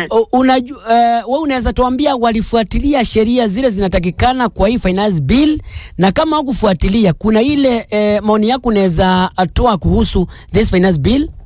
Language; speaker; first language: Swahili; non-native, local second language; Meru